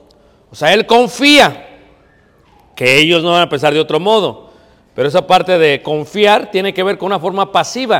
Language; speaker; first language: Spanish; native; Spanish